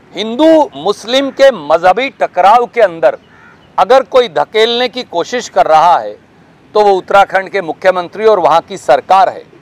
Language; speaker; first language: Hindi; native; Hindi